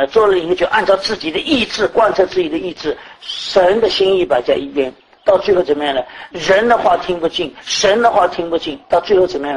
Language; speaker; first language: Chinese; native; Chinese